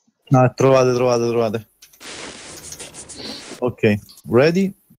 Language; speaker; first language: English; non-native, learner; Italian